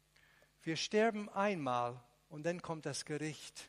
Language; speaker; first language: German; non-native, fluent; Arabic